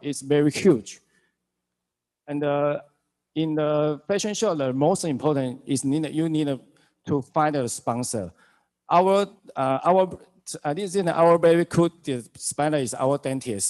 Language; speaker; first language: English; non-native, learner; Chinese